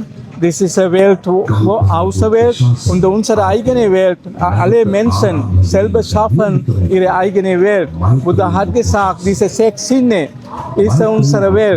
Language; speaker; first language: German; non-native, learner; Sinhala